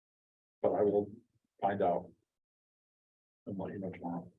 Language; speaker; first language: English; native; English